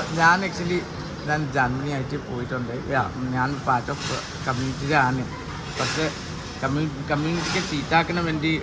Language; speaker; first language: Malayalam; non-native, fluent; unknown